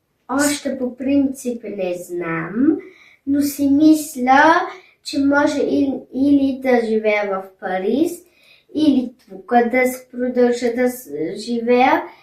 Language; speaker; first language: Bulgarian; early bilingual, heritage; German